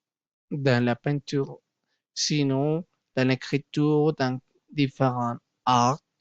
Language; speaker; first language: French; non-native, learner; Spanish